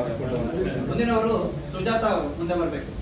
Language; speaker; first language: Kannada; native; Kannada